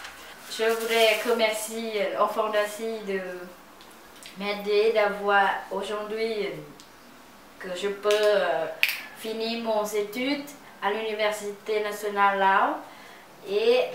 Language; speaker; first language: French; non-native, learner; Lao